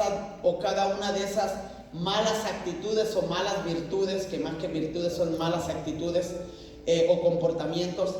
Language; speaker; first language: Spanish; native; Spanish